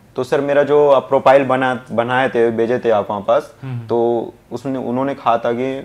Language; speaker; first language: Hindi; native; Hindi